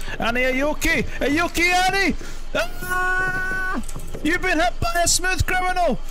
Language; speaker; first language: English; native; English